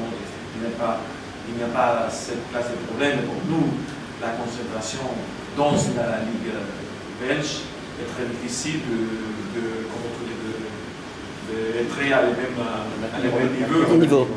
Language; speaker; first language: French; non-native, learner; Spanish